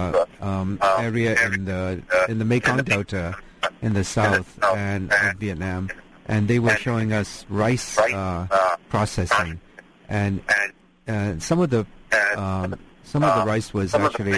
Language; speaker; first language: English; non-native, local second language; Cantonese